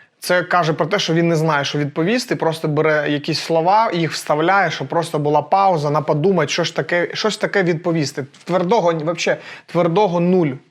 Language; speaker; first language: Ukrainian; non-native, local second language; Russian